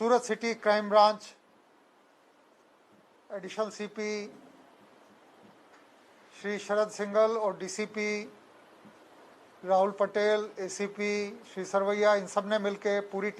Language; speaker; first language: Hindi; non-native, local second language; Gujarati